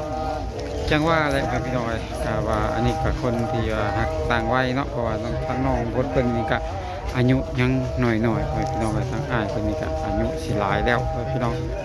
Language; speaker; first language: Thai; non-native, local second language; Lao